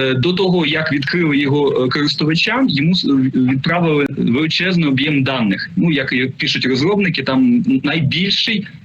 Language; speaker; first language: Ukrainian; non-native, local second language; Russian